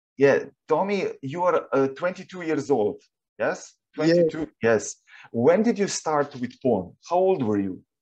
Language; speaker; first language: English; non-native, fluent; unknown